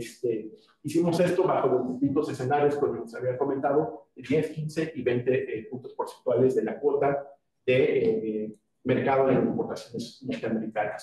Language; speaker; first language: Spanish; native; Spanish